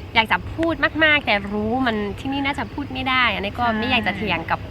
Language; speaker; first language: Thai; non-native, fluent; Dutch